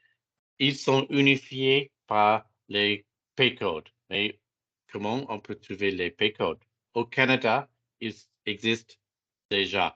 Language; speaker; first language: French; non-native, fluent; English